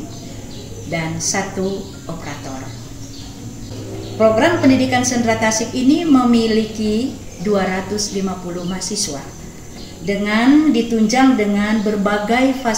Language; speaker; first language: Indonesian; native; Indonesian